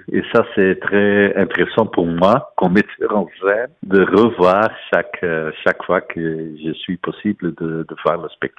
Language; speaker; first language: French; non-native, fluent; Dutch